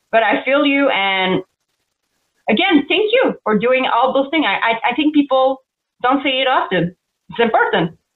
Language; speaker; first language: English; non-native, fluent; French